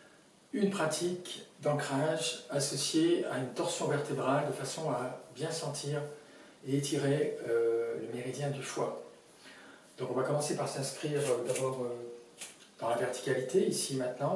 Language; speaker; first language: French; native; French